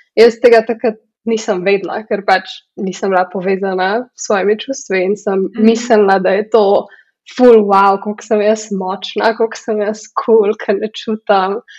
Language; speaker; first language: Slovenian; early bilingual, heritage; Slovenian